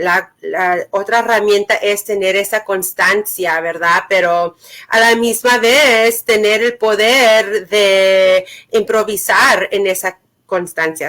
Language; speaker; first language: Spanish; early bilingual, other home language; English